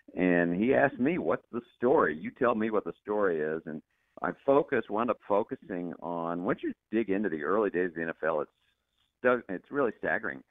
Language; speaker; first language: English; native; English